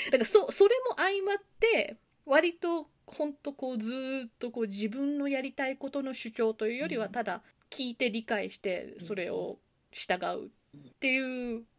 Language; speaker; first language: Japanese; early bilingual, heritage; Japanese